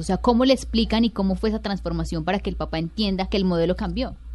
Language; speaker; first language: Spanish; native; Spanish